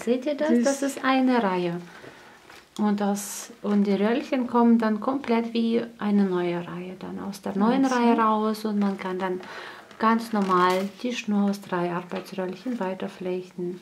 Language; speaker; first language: German; native; German